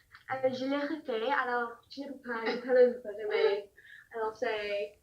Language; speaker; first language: French; non-native, learner; English